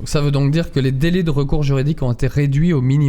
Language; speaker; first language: French; native; French